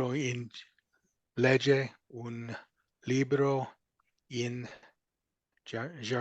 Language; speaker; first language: Italian; non-native, learner; English